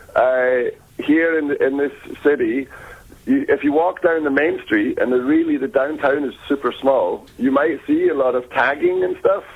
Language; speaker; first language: English; native; English